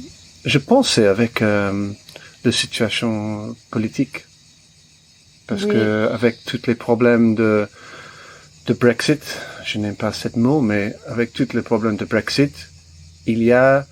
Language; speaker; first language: French; non-native, learner; English